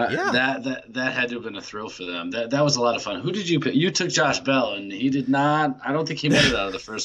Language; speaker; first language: English; native; English